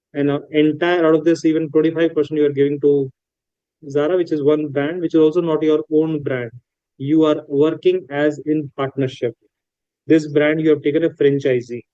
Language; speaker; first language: English; non-native, local second language; Hindi